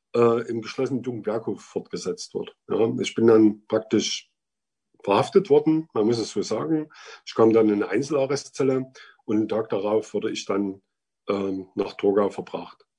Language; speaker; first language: German; native; German